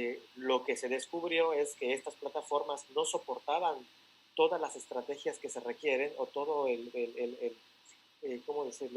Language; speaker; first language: Spanish; native; Spanish